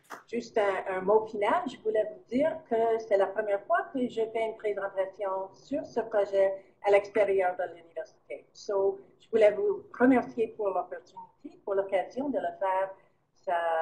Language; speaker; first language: French; non-native, fluent; English